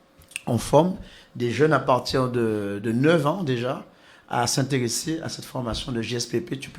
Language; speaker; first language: French; native; French